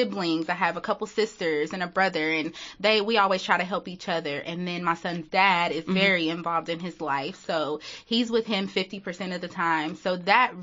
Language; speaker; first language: English; native; English